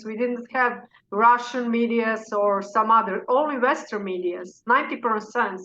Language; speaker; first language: English; non-native, fluent; Serbian